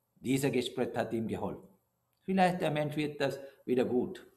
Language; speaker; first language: German; non-native, fluent; Sinhala